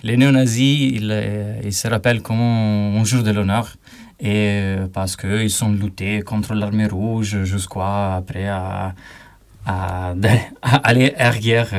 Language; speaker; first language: French; non-native, learner; Albanian